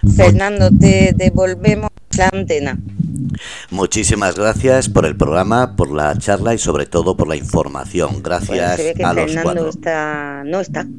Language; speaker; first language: Spanish; non-native, fluent; French